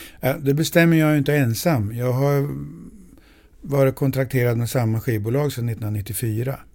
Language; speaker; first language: Swedish; native; Swedish